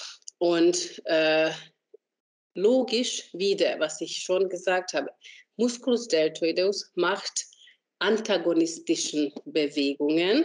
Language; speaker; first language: German; non-native, fluent; Hungarian